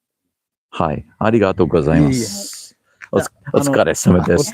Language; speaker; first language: Japanese; non-native, learner; English